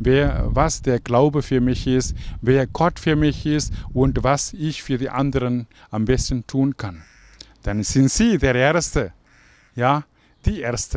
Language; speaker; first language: German; non-native, fluent; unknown